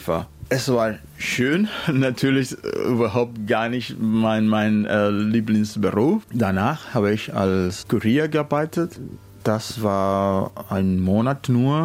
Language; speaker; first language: German; non-native, fluent; Spanish